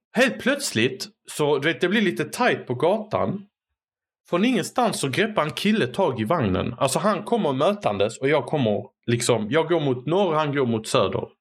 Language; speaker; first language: Swedish; early bilingual, other home language; Arabic